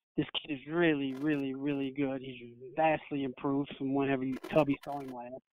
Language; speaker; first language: English; native; English